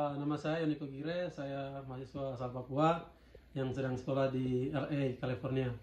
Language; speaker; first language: Indonesian; non-native, local second language; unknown